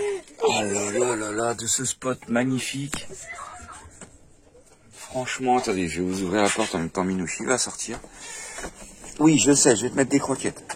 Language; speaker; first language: French; native; French